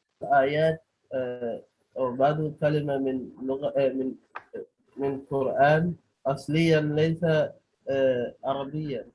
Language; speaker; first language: Arabic; non-native, learner; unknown